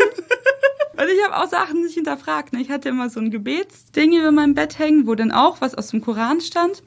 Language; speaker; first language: German; early bilingual, other home language; Russian